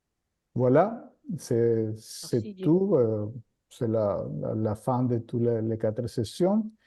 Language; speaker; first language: French; non-native, fluent; Spanish